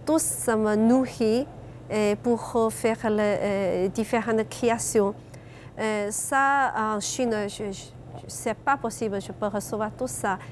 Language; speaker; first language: French; non-native, learner; Chinese